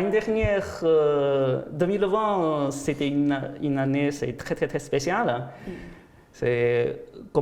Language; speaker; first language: French; non-native, fluent; Chinese